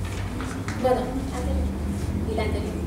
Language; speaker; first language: Spanish; native; Spanish